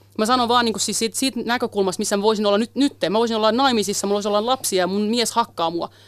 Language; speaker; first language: Finnish; early bilingual, other home language; Kurdish